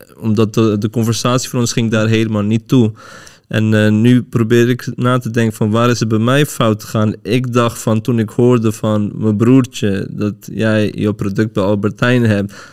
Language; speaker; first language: Dutch; early bilingual, other home language; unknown